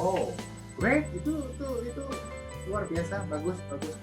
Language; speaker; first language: Indonesian; native; Indonesian